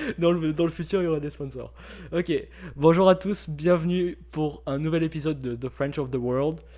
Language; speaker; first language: French; native; French